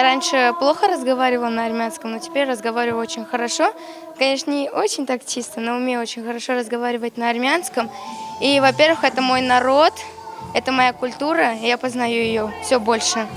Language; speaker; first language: Russian; early bilingual, other home language; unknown